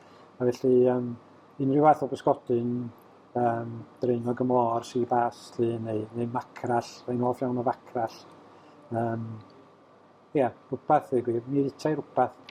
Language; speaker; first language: Welsh; native; Welsh